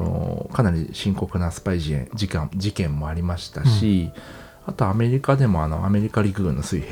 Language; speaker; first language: Japanese; native; Japanese